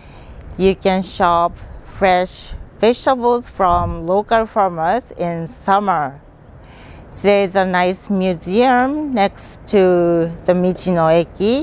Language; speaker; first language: English; non-native, fluent; Japanese